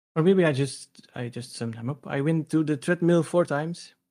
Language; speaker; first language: English; non-native, fluent; Dutch